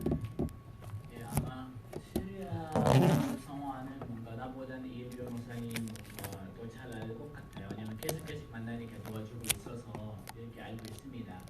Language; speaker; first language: Korean; non-native, fluent; Arabic